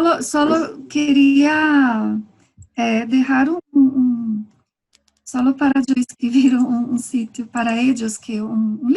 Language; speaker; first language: Spanish; non-native, fluent; Portuguese